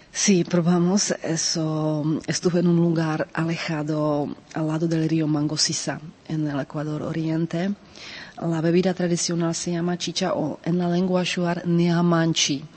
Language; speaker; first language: Spanish; non-native, fluent; Czech